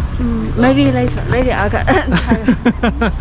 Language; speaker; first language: English; non-native, learner; Chinese